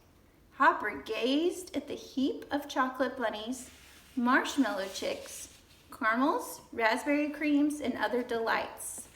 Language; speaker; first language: English; native; English